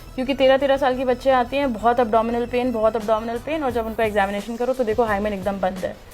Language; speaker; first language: Hindi; native; Hindi